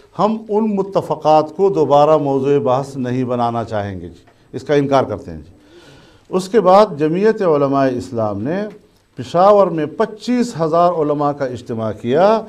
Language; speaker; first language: Urdu; non-native, local second language; Pashto